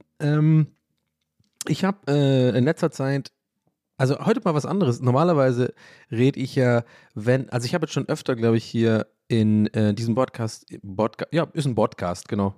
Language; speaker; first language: German; early bilingual, other home language; English